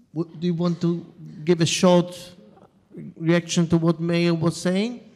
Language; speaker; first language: English; non-native, fluent; Hebrew